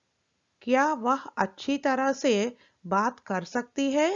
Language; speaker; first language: Hindi; non-native, local second language; Telugu